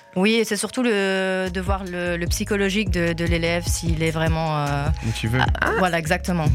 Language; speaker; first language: French; native; French